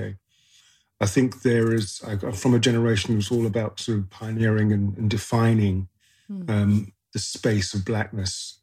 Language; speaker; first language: English; native; English